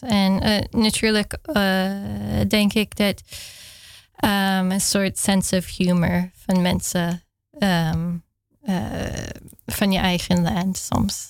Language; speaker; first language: Dutch; non-native, fluent; English